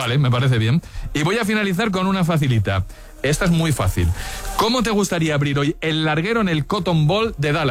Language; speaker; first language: Spanish; native; Spanish